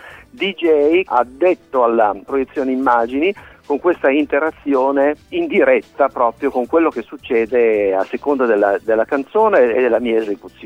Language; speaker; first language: Italian; native; Italian